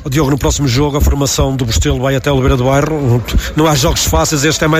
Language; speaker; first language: Portuguese; native; Portuguese